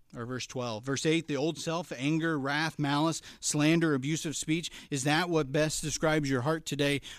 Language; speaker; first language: English; native; English